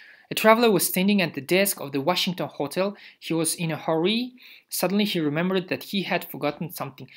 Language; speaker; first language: English; non-native, fluent; Kazakh